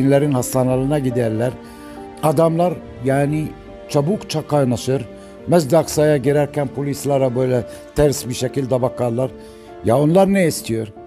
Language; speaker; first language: Turkish; non-native, fluent; Arabic